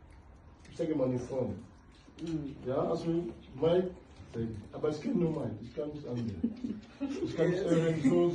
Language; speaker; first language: German; non-native, learner; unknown